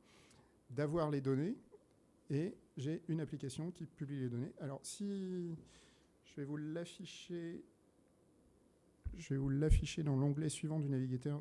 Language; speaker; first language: French; native; French